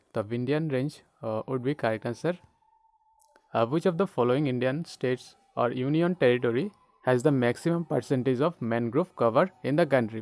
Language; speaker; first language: English; non-native, local second language; Bangla